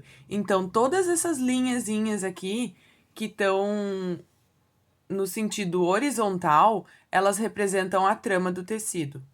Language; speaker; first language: Portuguese; native; Portuguese